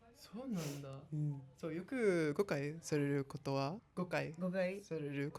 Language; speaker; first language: Japanese; non-native, learner; English